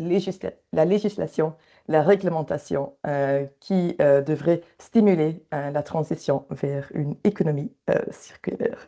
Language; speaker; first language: French; native; French